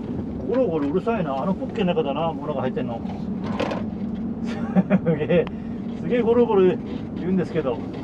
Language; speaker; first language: Japanese; native; Japanese